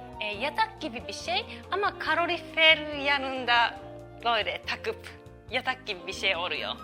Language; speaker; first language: Turkish; non-native, learner; Japanese